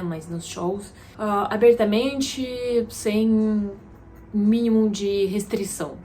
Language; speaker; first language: Portuguese; non-native, fluent; Russian